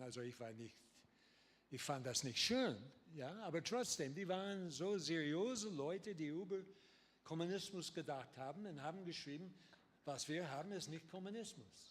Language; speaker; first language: German; non-native, learner; English